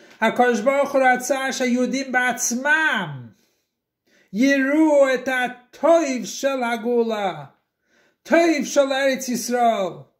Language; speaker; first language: Hebrew; non-native, fluent; English